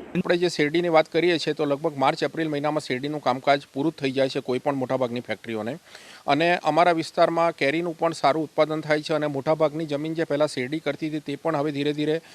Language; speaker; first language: Gujarati; native; Gujarati